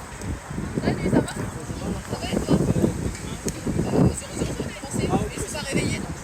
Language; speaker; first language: French; native; French